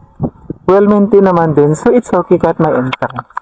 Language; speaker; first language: English; non-native, fluent; Filipino